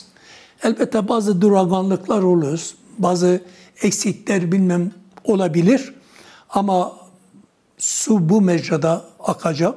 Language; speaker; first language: Turkish; non-native, local second language; Kurdish